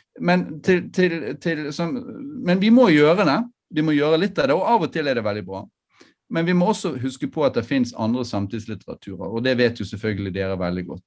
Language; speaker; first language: Norwegian; native; Norwegian